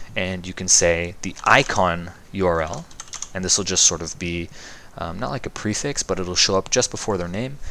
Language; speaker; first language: English; native; English